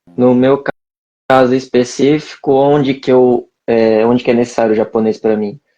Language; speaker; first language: Portuguese; native; Portuguese